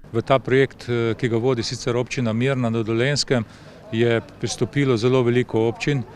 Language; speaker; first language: Slovenian; native; Slovenian